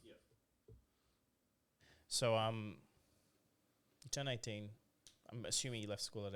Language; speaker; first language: English; native; English